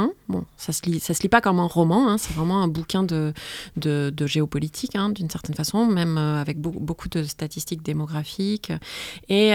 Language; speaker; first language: French; native; French